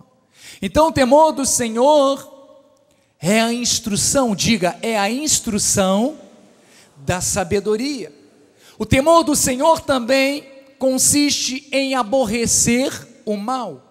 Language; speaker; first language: Portuguese; native; Portuguese